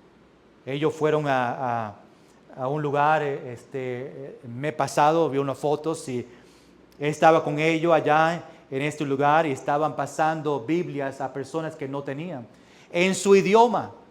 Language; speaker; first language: Spanish; early bilingual, heritage; English